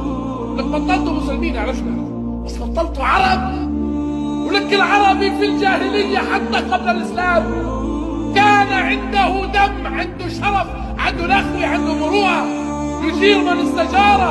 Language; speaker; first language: Arabic; native; Arabic